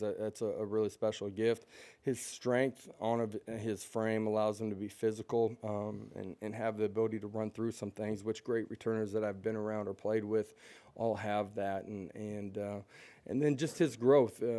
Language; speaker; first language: English; native; English